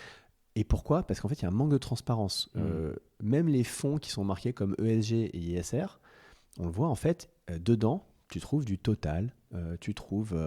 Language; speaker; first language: French; native; French